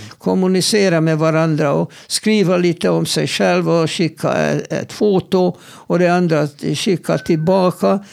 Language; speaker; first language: Swedish; non-native, fluent; Hebrew